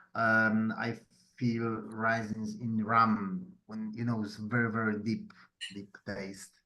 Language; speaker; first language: English; non-native, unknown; Polish